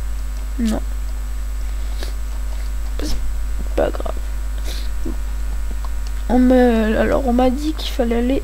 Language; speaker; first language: French; native; French